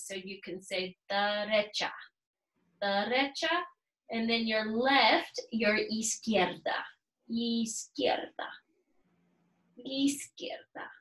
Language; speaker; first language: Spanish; non-native, learner; English